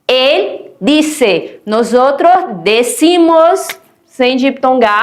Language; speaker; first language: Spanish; non-native, fluent; Portuguese